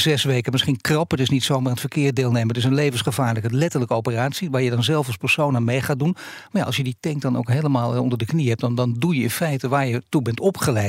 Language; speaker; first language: Dutch; native; Dutch